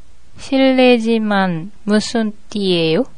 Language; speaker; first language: Korean; non-native, learner; Japanese